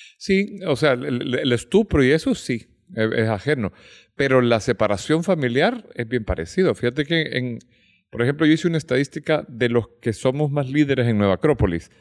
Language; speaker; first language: Spanish; native; Spanish